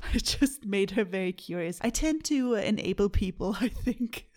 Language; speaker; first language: English; non-native, fluent; German